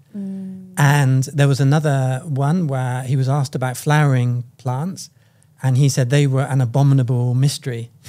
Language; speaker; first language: English; native; English